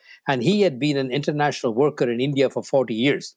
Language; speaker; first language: English; non-native, local second language; Tamil